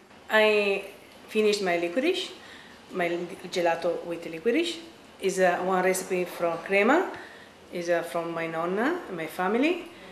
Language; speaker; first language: English; non-native, learner; Italian